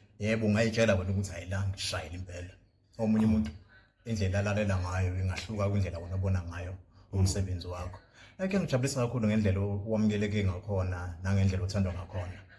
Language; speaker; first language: Zulu; native; Zulu